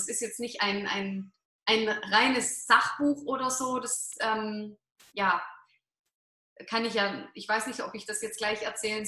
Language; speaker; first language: German; native; German